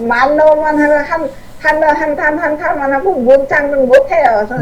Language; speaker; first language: Korean; non-native, learner; Vietnamese